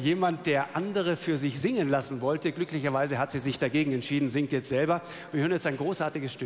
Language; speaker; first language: German; native; German